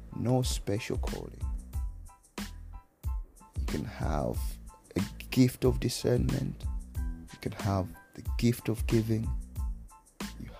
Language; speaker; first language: English; non-native, local second language; Nyanja